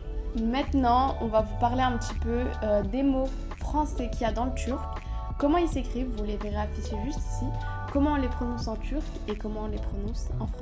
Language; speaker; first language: French; native; French